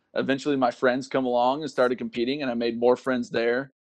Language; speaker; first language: English; native; English